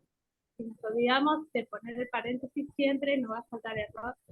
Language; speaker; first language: Spanish; native; Spanish